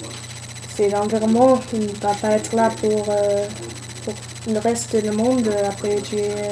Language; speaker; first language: French; non-native, learner; English